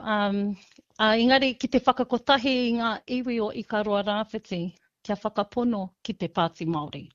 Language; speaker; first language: Māori; non-native, local second language; English